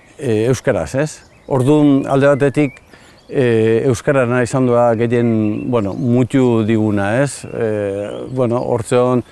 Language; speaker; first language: Basque; native; Basque